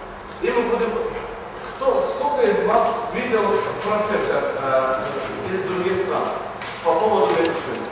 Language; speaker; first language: Russian; non-native, learner; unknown